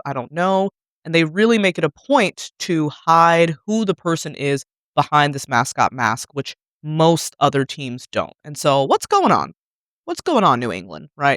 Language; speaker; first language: English; native; English